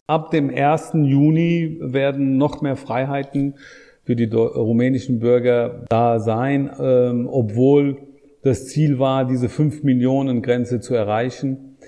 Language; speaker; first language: German; non-native, fluent; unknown